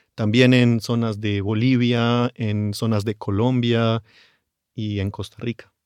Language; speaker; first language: Spanish; native; Spanish